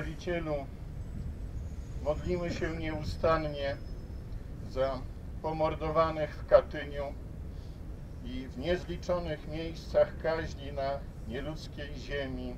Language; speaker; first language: Polish; native; Polish